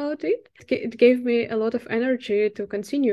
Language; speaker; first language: English; non-native, fluent; Russian